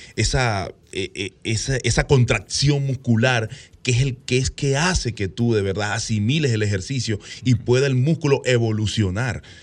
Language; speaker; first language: Spanish; native; Spanish